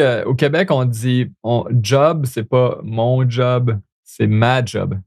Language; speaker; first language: French; native; French